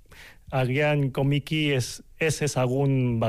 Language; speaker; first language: Basque; non-native, local second language; Spanish